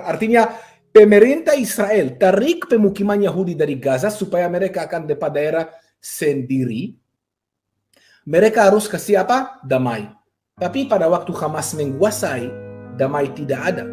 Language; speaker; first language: Indonesian; non-native, fluent; Hebrew